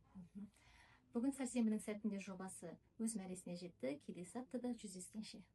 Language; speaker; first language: Kazakh; native; Kazakh